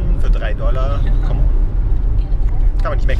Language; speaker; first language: German; native; German